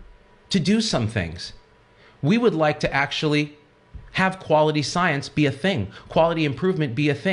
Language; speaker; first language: English; native; English